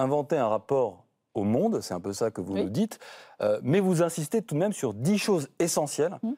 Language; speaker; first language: French; native; French